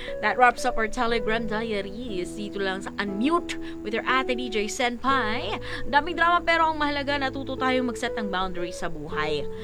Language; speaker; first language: Filipino; non-native, local second language; Waray